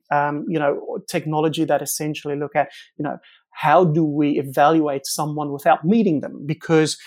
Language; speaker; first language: English; non-native, local second language; Afrikaans